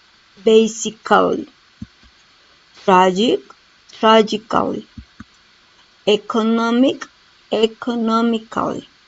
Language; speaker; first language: English; non-native, learner; Spanish